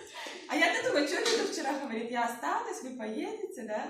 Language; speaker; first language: Russian; native; Russian